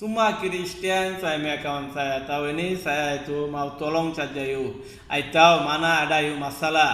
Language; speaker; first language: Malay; non-native, local second language; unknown